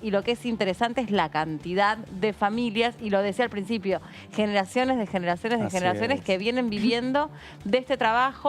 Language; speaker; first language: Spanish; native; Spanish